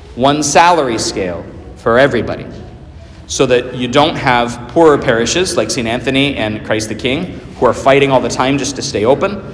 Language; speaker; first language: English; native; English